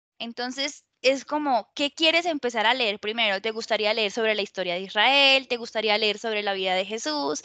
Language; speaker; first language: Spanish; native; Spanish